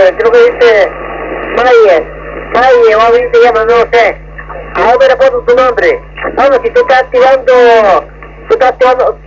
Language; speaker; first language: Spanish; native; Spanish